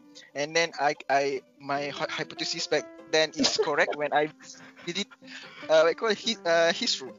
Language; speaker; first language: English; non-native, local second language; Malay